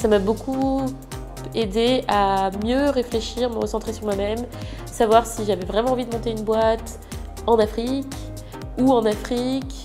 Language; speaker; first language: French; non-native, local second language; Malagasy